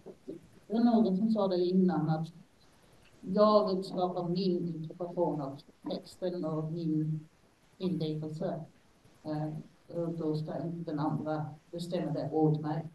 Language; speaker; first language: Swedish; non-native, fluent; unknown